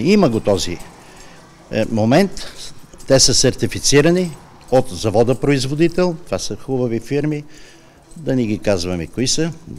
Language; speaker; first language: Bulgarian; native; Bulgarian